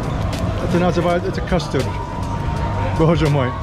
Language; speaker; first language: Russian; non-native, learner; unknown